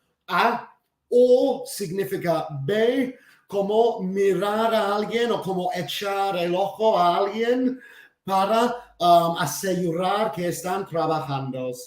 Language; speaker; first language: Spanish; non-native, fluent; English